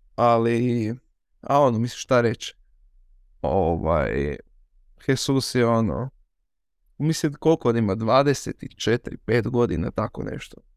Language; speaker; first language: Croatian; native; Croatian